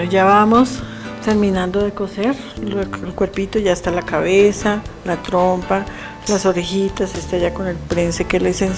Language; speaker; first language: Spanish; native; Spanish